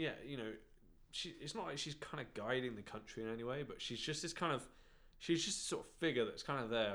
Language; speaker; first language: English; native; English